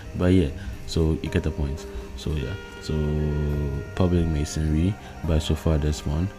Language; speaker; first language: English; non-native, local second language; Akan